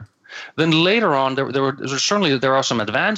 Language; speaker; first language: English; non-native, fluent; Danish